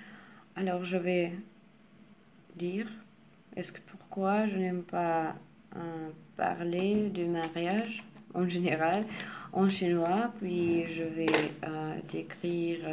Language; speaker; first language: French; non-native, learner; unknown